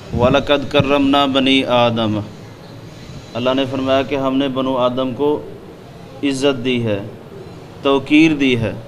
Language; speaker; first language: Urdu; non-native, local second language; Punjabi